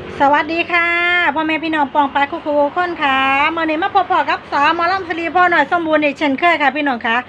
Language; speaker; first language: Thai; non-native, local second language; Northeastern Thai